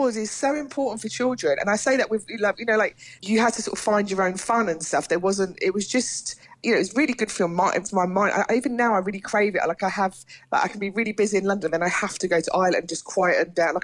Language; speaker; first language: English; native; English